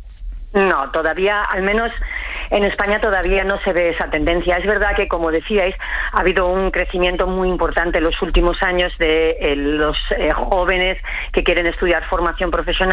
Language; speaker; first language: Spanish; native; Spanish